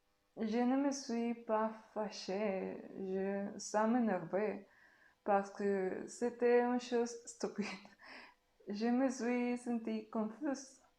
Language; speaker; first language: French; non-native, learner; Spanish